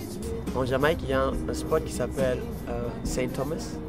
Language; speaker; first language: French; non-native, fluent; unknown